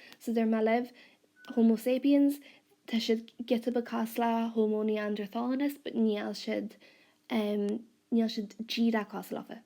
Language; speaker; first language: Irish; non-native, local second language; English